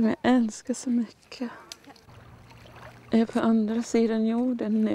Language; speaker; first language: Swedish; non-native, fluent; Māori